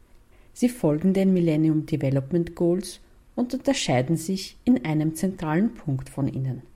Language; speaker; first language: German; native; German